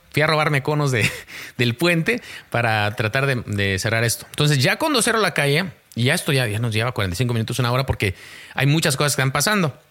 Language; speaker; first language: Spanish; early bilingual, heritage; Spanish